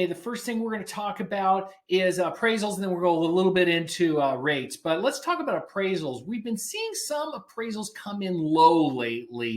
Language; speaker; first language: English; native; English